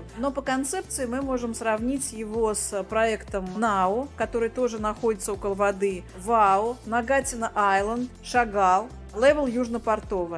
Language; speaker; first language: Russian; native; Russian